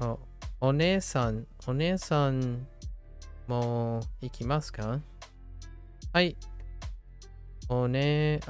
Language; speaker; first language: Japanese; non-native, learner; English